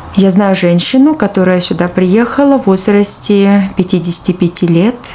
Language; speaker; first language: Russian; native; Russian